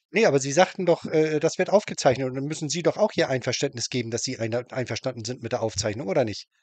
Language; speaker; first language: German; native; German